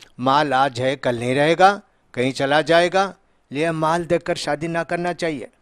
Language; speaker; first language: Urdu; native; Urdu